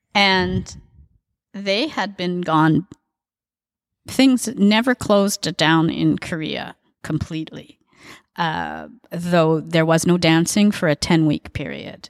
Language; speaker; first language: English; native; English